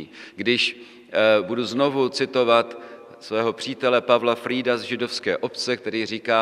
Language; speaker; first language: Czech; native; Czech